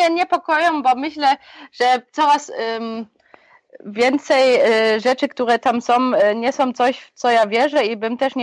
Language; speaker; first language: Polish; early bilingual, other home language; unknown